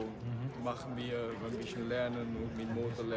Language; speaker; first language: German; non-native, learner; Dutch